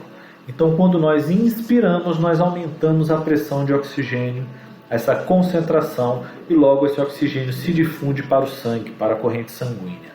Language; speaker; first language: Portuguese; native; Portuguese